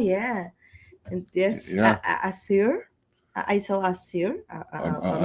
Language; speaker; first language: English; non-native, learner; Spanish